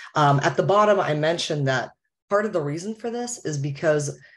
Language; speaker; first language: English; native; English